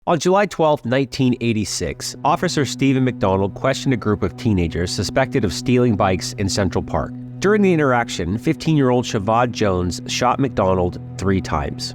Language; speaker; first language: English; native; English